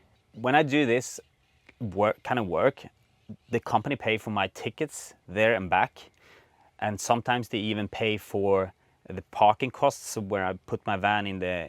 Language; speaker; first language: English; non-native, fluent; Swedish